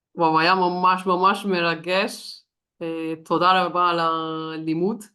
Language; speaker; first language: Hebrew; non-native, fluent; Turkish